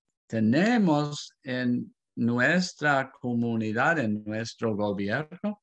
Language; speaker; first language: Spanish; non-native, fluent; English